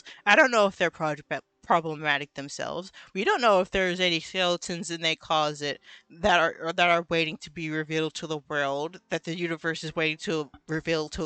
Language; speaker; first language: English; native; English